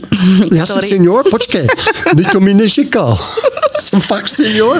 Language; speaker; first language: Slovak; non-native, learner; English